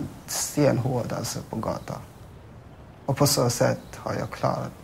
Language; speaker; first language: Swedish; non-native, fluent; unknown